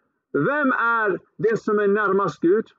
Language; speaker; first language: Swedish; early bilingual, other home language; Arabic